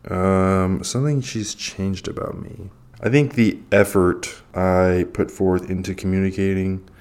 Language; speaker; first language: English; native; English